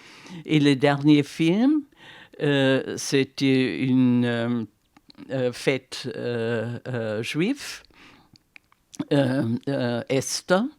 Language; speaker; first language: French; non-native, fluent; German